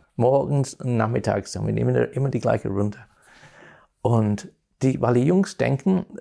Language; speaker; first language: German; non-native, fluent; English